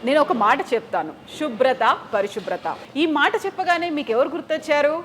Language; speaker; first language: Telugu; native; Telugu